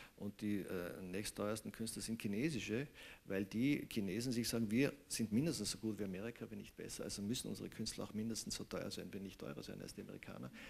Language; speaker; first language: German; native; German